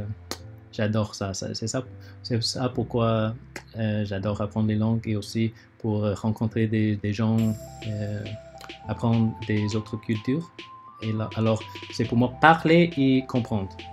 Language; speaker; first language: French; early bilingual, other home language; Chinese